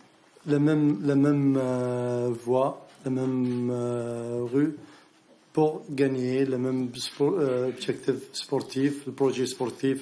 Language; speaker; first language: French; non-native, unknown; Arabic